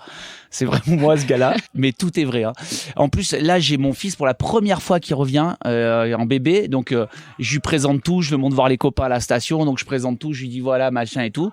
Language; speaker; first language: French; native; French